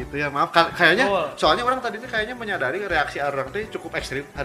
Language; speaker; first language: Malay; non-native, local second language; Sundanese